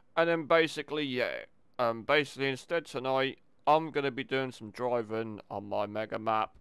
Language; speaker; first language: English; native; English